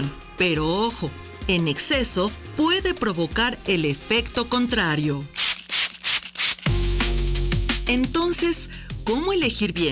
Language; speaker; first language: Spanish; native; Spanish